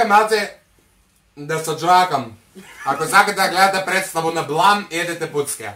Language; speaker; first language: Macedonian; native; Macedonian